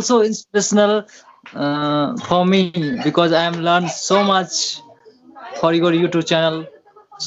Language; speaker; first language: English; non-native, learner; Hindi